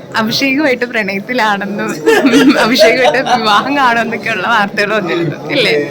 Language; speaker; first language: Malayalam; native; Malayalam